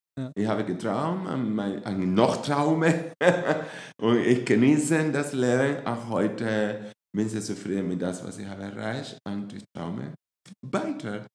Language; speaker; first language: German; non-native, fluent; Spanish